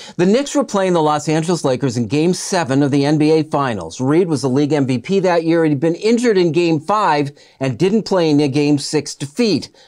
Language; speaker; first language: English; native; English